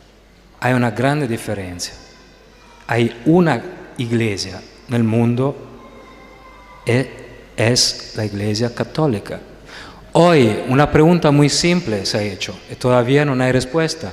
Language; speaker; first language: Spanish; non-native, fluent; Italian